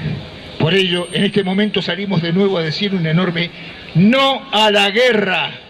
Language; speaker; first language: Spanish; native; Spanish